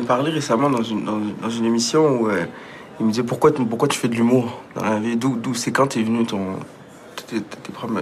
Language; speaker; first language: French; early bilingual, other home language; Arabic